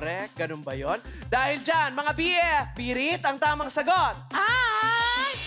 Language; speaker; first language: Filipino; native; Filipino